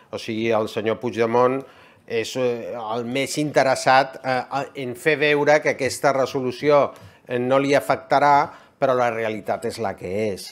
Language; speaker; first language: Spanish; native; Spanish